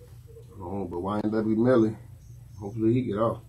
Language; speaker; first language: English; native; English